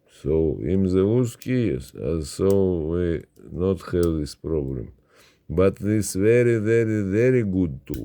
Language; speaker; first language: English; non-native, learner; Russian